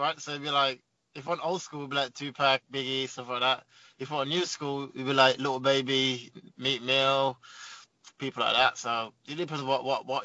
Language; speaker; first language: English; native; English